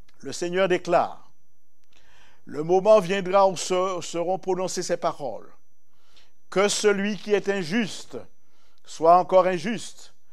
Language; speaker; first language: French; native; French